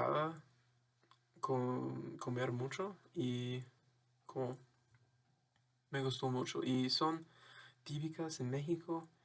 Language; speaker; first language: Spanish; non-native, learner; English